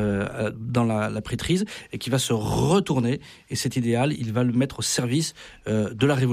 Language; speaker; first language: French; native; French